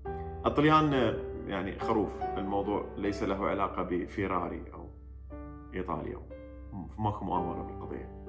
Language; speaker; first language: Arabic; native; Arabic